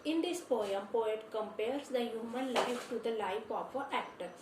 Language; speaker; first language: English; non-native, local second language; Marathi